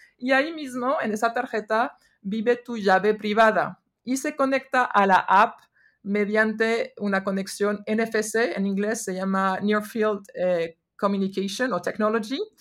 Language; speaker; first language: Spanish; non-native, fluent; French